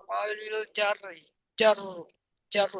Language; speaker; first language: Arabic; non-native, learner; Indonesian